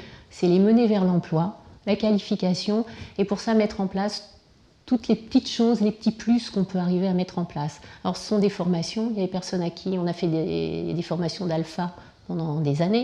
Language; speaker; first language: French; native; French